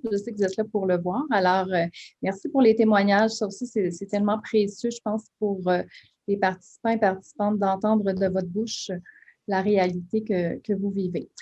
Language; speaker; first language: French; native; French